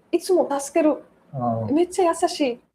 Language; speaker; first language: Japanese; non-native, learner; Slovak